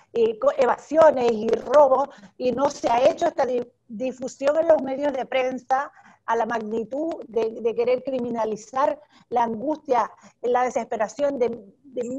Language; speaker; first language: Spanish; native; Spanish